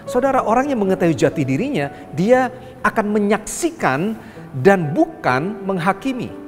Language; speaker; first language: Indonesian; native; Indonesian